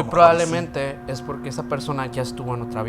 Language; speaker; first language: Spanish; native; Spanish